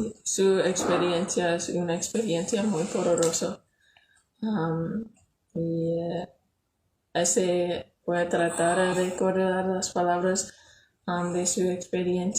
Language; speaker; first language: Spanish; non-native, learner; English